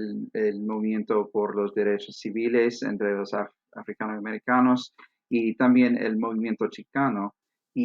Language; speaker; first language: Spanish; non-native, fluent; English